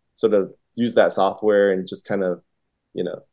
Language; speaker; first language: English; early bilingual, other home language; Vietnamese